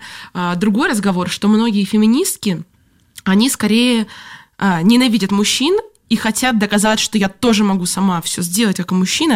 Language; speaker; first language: Russian; native; Russian